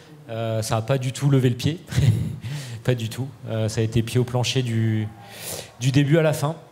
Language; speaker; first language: French; native; French